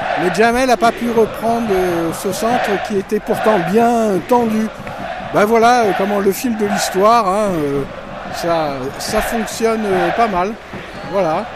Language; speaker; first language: French; native; French